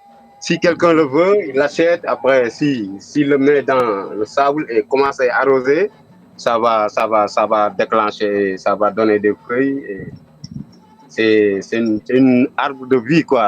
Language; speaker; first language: French; non-native, local second language; Wolof